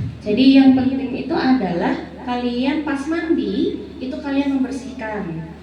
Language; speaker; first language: Indonesian; native; Indonesian